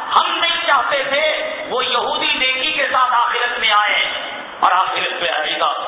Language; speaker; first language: Urdu; native; Urdu